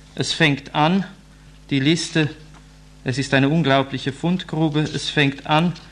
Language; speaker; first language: German; native; German